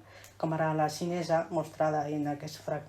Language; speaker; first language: Catalan; non-native, fluent; Chinese